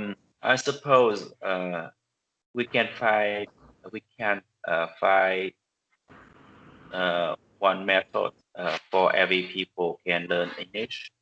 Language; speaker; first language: English; non-native, learner; Vietnamese